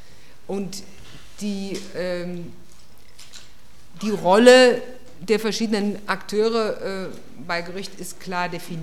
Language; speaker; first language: German; native; German